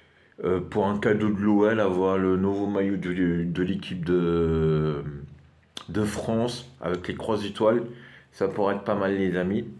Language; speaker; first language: French; non-native, fluent; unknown